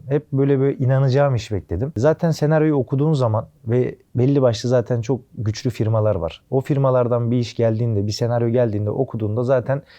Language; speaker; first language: Turkish; native; Turkish